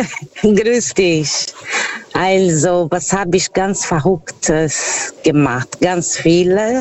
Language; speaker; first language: German; non-native, learner; Portuguese